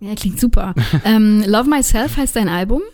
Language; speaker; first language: German; native; German